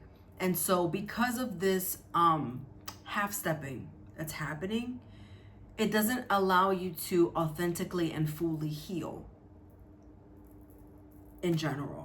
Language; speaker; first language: English; native; English